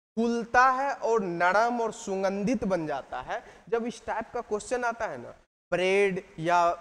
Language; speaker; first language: Hindi; native; Hindi